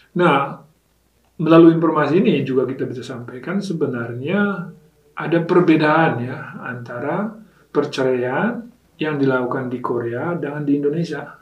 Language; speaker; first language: Indonesian; native; Indonesian